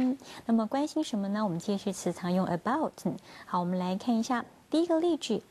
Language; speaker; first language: Chinese; native; Chinese